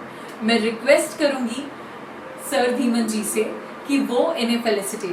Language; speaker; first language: Hindi; native; Hindi